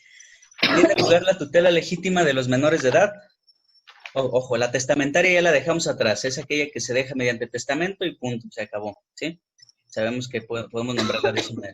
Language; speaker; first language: Spanish; native; Spanish